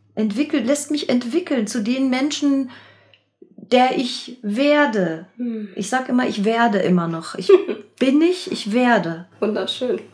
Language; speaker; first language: German; native; German